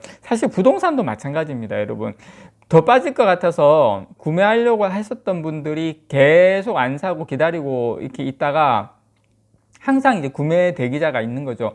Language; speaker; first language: Korean; native; Korean